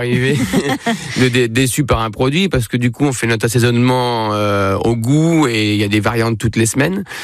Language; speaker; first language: French; native; French